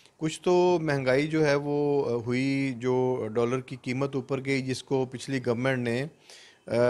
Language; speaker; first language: Urdu; non-native, local second language; Punjabi